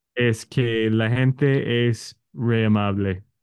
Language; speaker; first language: Spanish; non-native, fluent; English